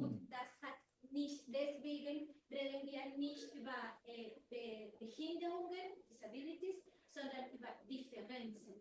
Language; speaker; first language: German; non-native, fluent; Spanish